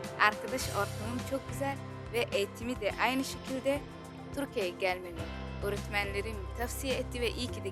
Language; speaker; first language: Turkish; non-native, fluent; Somali